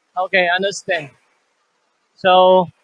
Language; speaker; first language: English; non-native, fluent; Chinese